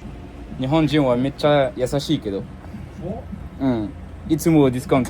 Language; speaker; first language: Japanese; non-native, learner; French